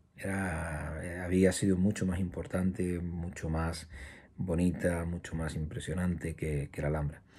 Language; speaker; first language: Spanish; native; Spanish